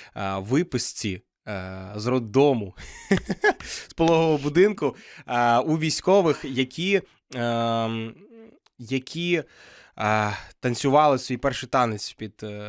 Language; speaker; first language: Ukrainian; non-native, local second language; Russian